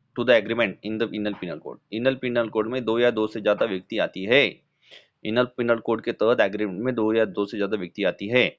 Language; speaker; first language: Hindi; non-native, local second language; Marathi